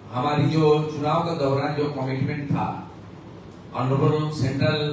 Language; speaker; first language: Hindi; non-native, local second language; Bangla